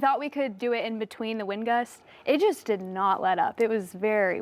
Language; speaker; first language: English; native; English